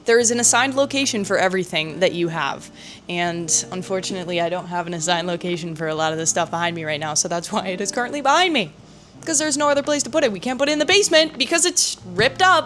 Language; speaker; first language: English; native; English